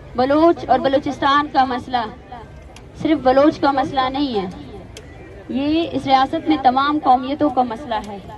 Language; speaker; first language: Urdu; non-native, local second language; Baluchi